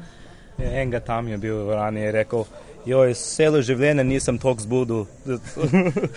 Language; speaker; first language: Slovenian; early bilingual, heritage; Slovenian